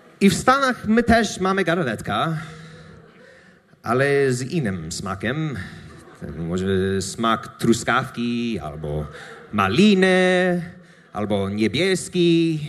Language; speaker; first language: Polish; non-native, learner; English